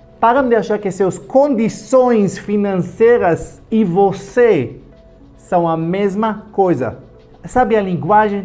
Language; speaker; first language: Portuguese; non-native, fluent; Hebrew